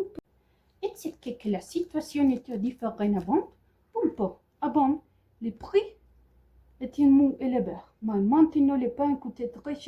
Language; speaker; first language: French; non-native, learner; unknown